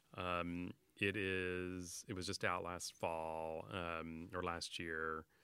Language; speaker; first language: English; native; English